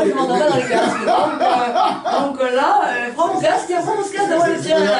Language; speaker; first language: French; native; French